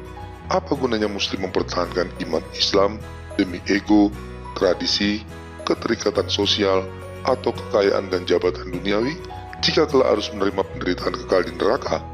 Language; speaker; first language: Indonesian; native; Indonesian